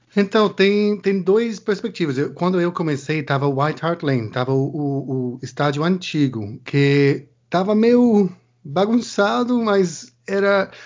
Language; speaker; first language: Portuguese; non-native, learner; English